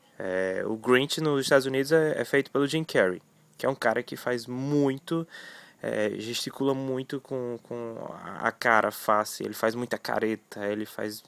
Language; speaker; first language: Portuguese; native; Portuguese